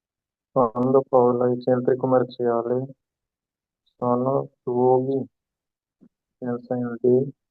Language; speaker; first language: Italian; non-native, learner; Hindi